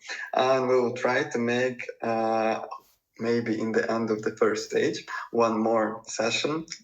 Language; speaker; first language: English; non-native, fluent; Russian